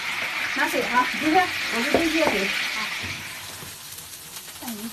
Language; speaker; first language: Chinese; native; Chinese